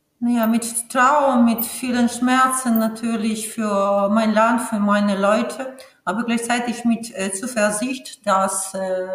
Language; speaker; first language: German; non-native, fluent; Ukrainian